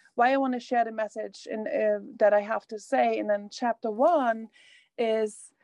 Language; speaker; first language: English; non-native, fluent; German